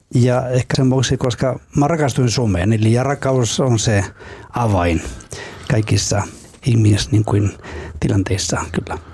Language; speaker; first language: Finnish; non-native, fluent; Spanish